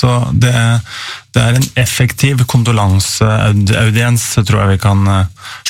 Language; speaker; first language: Norwegian; native; Norwegian